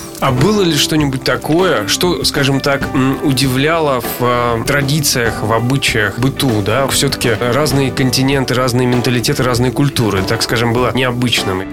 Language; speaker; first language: Russian; native; Russian